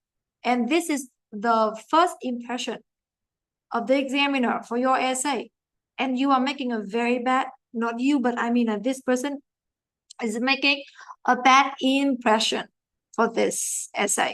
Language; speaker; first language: English; non-native, fluent; Vietnamese